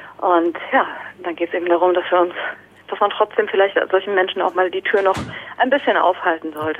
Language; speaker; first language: German; native; German